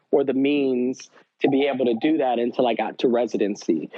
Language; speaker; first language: English; native; English